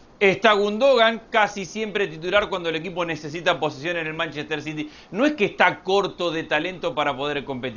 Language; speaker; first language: Spanish; native; Spanish